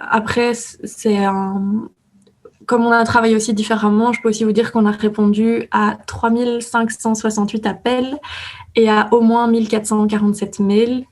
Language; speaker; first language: French; native; French